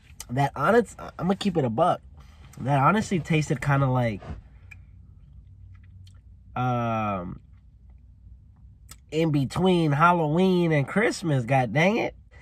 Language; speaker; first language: English; early bilingual, other home language; Spanish